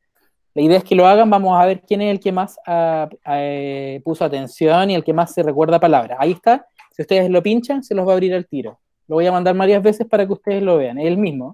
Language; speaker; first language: Spanish; native; Spanish